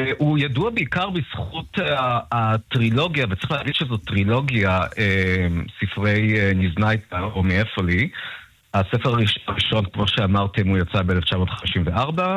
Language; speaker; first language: Hebrew; early bilingual, other home language; Russian